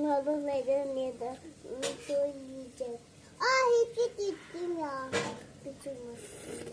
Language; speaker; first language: Turkish; early bilingual, other home language; Persian